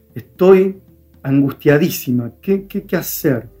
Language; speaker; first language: Spanish; native; Spanish